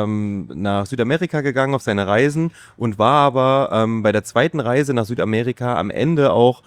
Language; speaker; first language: German; native; German